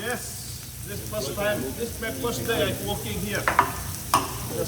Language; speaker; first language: English; non-native, learner; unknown